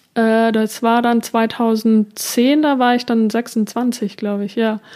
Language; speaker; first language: German; native; German